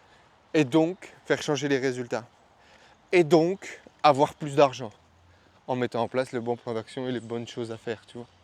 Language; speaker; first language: French; native; French